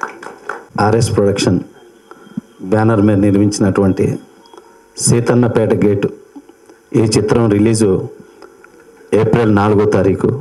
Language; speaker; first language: Telugu; native; Telugu